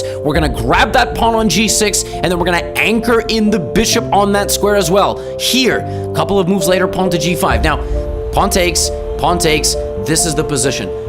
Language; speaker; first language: English; native; English